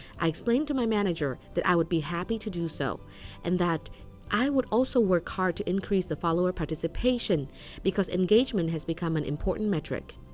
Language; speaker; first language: English; non-native, fluent; Vietnamese